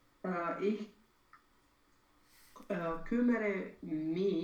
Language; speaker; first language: German; non-native, learner; Romanian